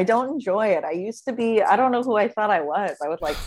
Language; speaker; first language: English; native; English